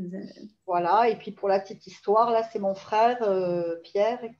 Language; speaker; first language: French; native; French